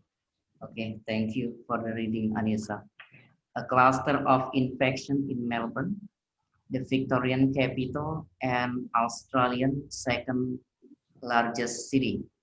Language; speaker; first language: English; non-native, learner; Indonesian